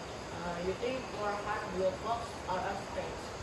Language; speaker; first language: English; non-native, learner; Indonesian